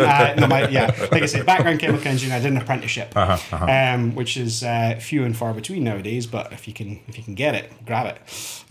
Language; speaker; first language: English; native; English